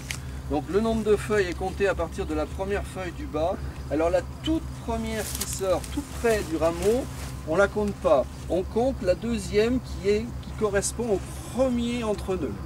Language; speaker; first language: French; native; French